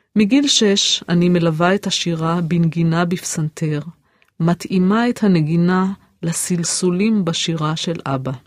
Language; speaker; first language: Hebrew; native; Hebrew